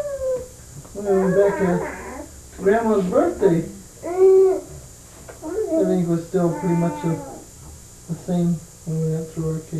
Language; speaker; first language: English; native; English